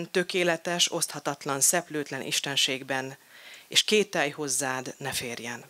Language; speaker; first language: Hungarian; native; Hungarian